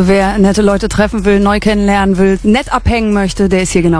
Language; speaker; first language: German; native; German